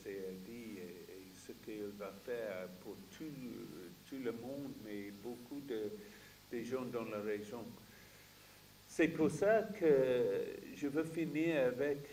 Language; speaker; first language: French; non-native, fluent; English